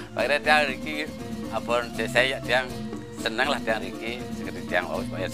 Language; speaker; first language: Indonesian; non-native, local second language; Balinese